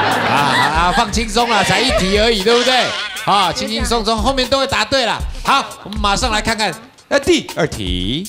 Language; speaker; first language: Chinese; native; Chinese